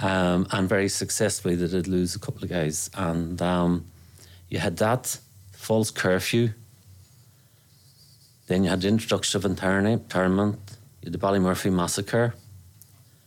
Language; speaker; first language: English; native; English